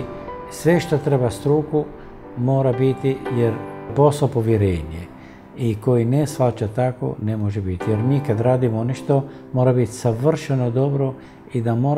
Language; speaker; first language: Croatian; non-native, fluent; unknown